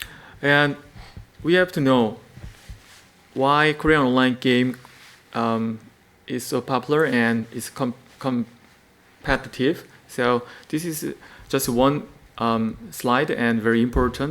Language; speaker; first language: English; non-native, learner; Korean